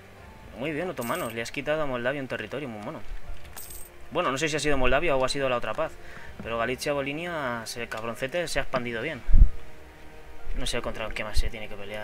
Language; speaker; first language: Spanish; native; Spanish